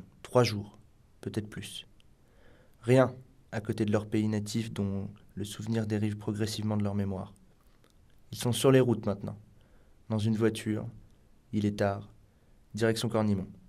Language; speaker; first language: French; native; French